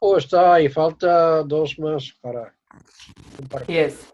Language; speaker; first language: Spanish; non-native, fluent; English